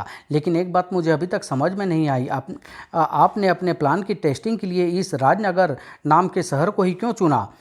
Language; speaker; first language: Hindi; native; Hindi